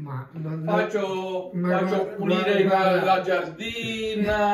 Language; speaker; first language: Italian; non-native, learner; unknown